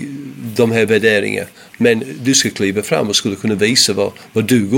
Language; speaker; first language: Swedish; non-native, fluent; English